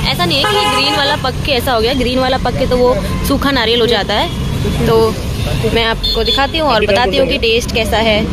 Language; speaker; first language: Hindi; native; Hindi